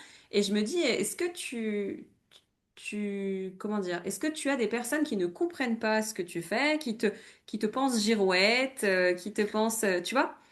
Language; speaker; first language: French; native; French